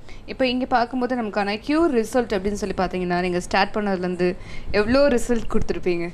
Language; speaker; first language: Tamil; native; Tamil